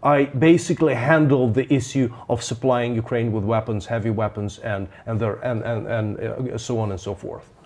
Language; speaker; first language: English; non-native, fluent; Ukrainian